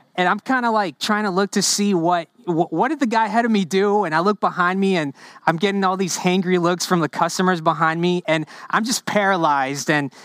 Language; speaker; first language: English; early bilingual, other home language; Spanish